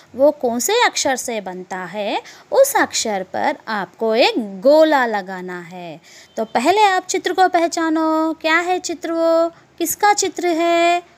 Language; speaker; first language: Hindi; non-native, local second language; Telugu